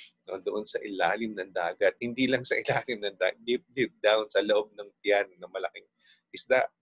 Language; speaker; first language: Filipino; native; Filipino